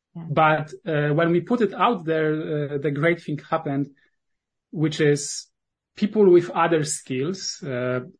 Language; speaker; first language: English; non-native, fluent; Polish